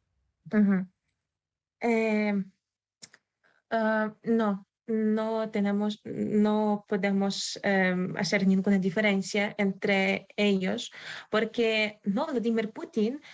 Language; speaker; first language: Spanish; non-native, learner; Ukrainian